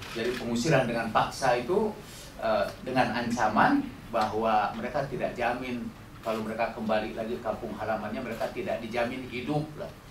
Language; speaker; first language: Indonesian; non-native, local second language; Sundanese